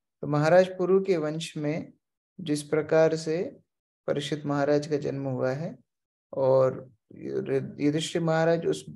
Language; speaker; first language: Hindi; native; Hindi